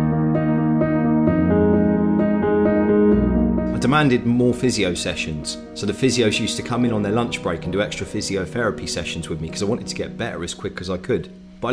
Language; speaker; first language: English; native; English